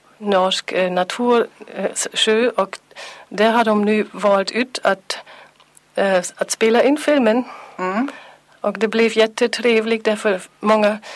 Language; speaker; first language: Swedish; non-native, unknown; German